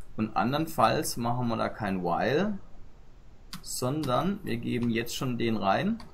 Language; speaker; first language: German; native; German